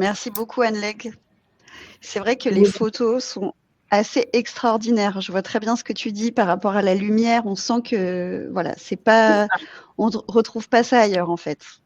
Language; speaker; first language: French; native; French